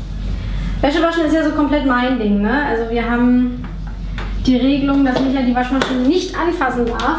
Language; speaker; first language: German; native; German